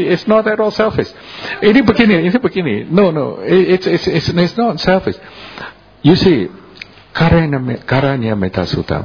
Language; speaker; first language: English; non-native, fluent; Indonesian